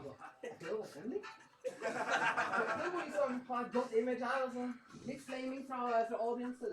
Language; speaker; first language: Norwegian; native; Norwegian